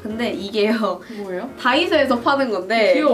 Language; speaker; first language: Korean; native; Korean